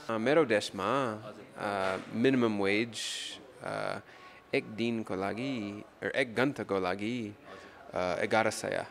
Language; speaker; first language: Nepali; non-native, learner; English